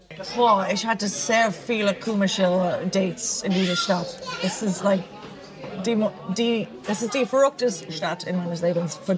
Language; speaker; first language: German; non-native, learner; English